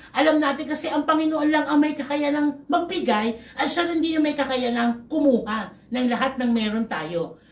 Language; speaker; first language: Filipino; native; Filipino